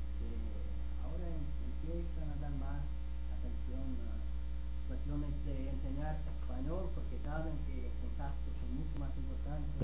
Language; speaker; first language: Spanish; non-native, fluent; English